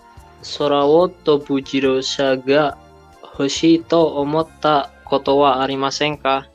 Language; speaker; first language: Japanese; non-native, learner; Indonesian